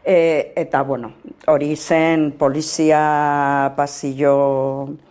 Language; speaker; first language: Basque; non-native, local second language; Spanish